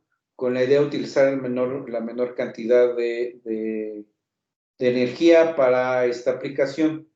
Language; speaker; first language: Spanish; native; Spanish